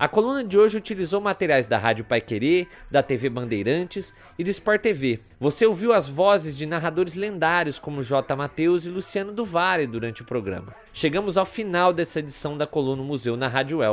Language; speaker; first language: Portuguese; native; Portuguese